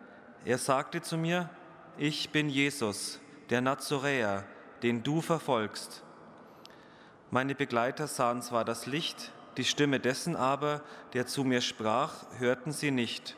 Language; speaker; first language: German; native; German